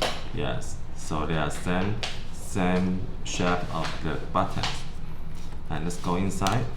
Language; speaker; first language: English; non-native, learner; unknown